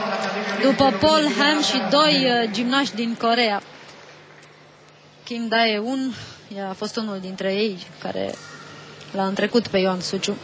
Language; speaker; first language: Romanian; native; Romanian